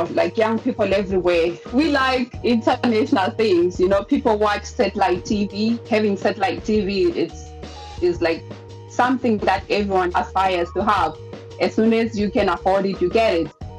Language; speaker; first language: English; non-native, local second language; Shona